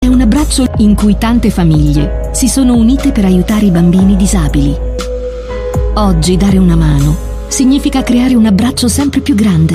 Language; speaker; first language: Italian; native; Italian